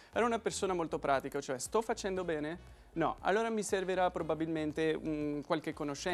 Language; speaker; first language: Italian; non-native, fluent; Arabic